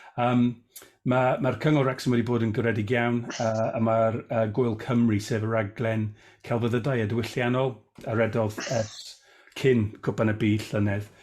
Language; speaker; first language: Welsh; non-native, local second language; English